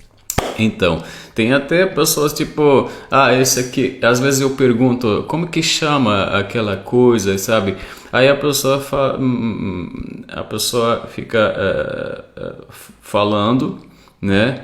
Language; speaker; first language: Portuguese; non-native, fluent; Arabic